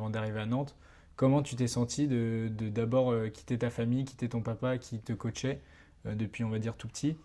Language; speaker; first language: French; native; French